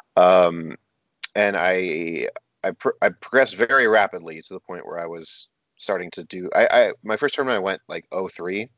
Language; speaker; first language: English; native; English